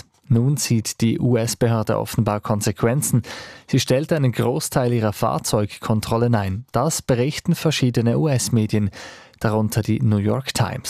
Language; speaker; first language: German; native; German